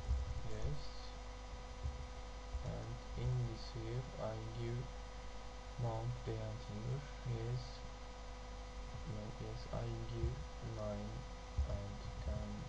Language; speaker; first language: English; non-native, learner; Turkish